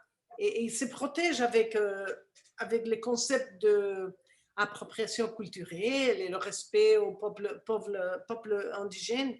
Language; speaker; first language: French; non-native, fluent; Spanish